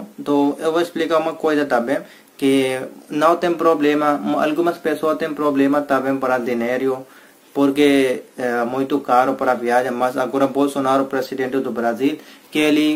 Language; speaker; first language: Portuguese; non-native, learner; Hindi